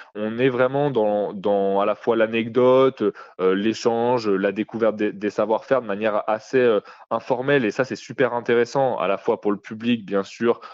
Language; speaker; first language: French; native; French